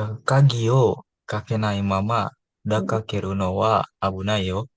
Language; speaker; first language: Japanese; non-native, learner; Indonesian